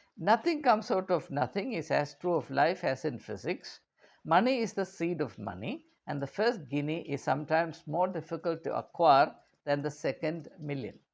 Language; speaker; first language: English; non-native, local second language; Malayalam